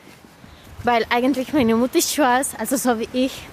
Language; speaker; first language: German; non-native, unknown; Spanish